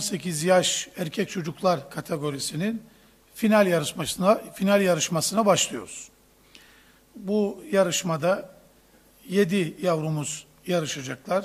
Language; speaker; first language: Turkish; native; Turkish